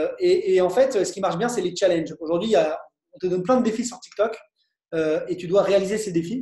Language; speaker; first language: French; native; French